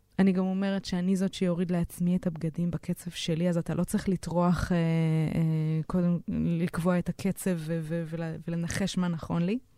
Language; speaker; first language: Hebrew; native; Hebrew